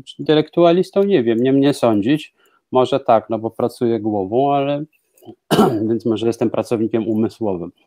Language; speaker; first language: Polish; native; Polish